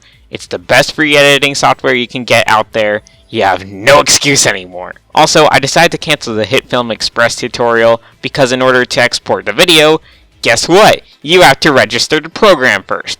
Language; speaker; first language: English; native; English